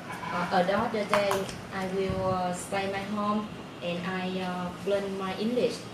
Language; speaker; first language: English; non-native, learner; Vietnamese